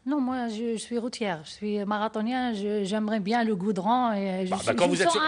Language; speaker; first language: French; non-native, learner; Arabic